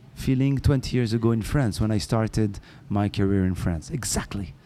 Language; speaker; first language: English; non-native, fluent; Arabic